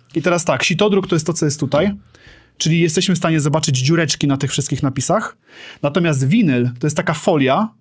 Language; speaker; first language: Polish; native; Polish